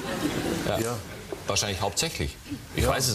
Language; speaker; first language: German; native; German